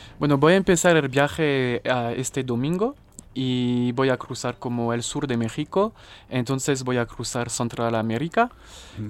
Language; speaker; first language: Spanish; non-native, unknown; French